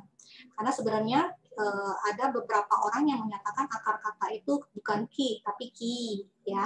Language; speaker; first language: Indonesian; native; Indonesian